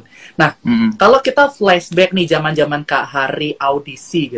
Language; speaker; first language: Indonesian; native; Indonesian